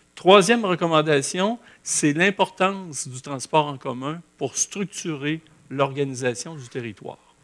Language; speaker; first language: French; native; French